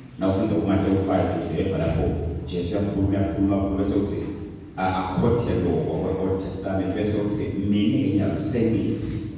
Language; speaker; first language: Zulu; non-native, local second language; Swati